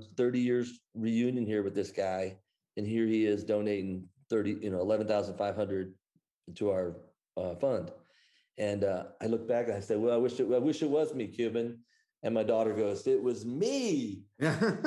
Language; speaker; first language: English; native; English